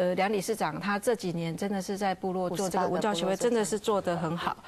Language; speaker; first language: Chinese; native; Chinese